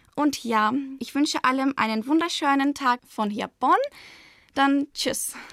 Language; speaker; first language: German; non-native, fluent; Turkish